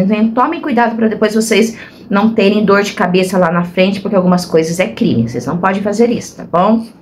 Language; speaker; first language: Portuguese; native; Portuguese